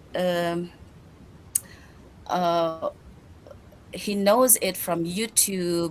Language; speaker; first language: English; non-native, learner; Indonesian